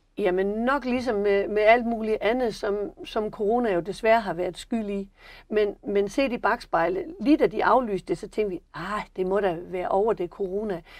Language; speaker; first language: Danish; native; Danish